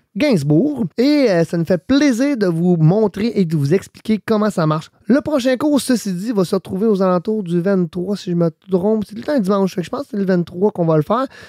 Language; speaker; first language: French; native; French